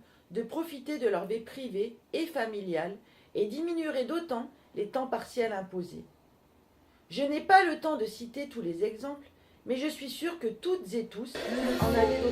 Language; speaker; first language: French; native; French